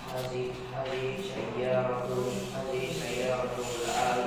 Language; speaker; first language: Arabic; non-native, learner; Indonesian